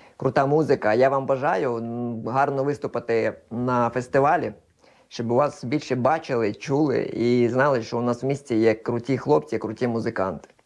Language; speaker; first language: Ukrainian; native; Ukrainian